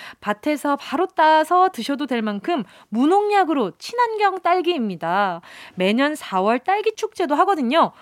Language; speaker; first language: Korean; native; Korean